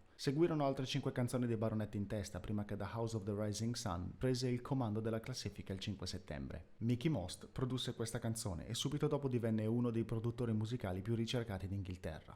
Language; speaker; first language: Italian; native; Italian